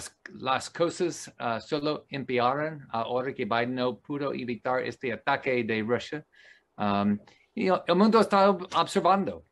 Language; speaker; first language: Spanish; non-native, learner; English